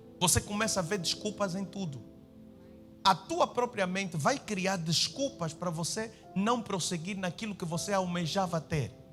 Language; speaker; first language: Portuguese; native; Portuguese